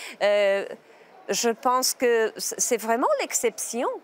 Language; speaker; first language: French; non-native, learner; Czech